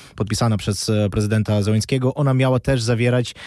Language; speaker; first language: Polish; non-native, fluent; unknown